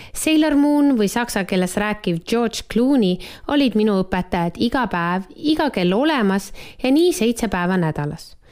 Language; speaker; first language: Estonian; native; Estonian